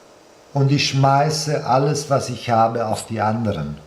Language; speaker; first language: German; non-native, fluent; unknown